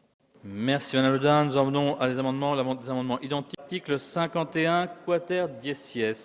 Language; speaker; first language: French; native; French